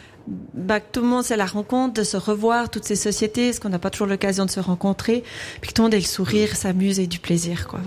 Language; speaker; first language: French; native; French